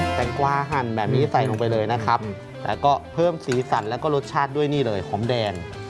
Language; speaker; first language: Thai; native; Thai